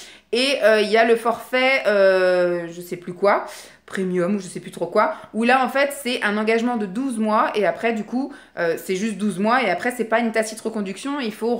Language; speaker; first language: French; native; French